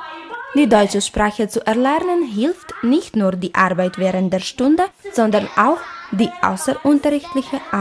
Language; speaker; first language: German; non-native, fluent; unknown